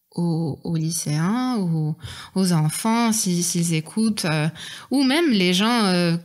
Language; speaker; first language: French; non-native, local second language; Arabic